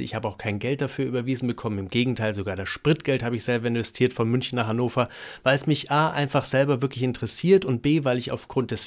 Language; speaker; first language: German; native; German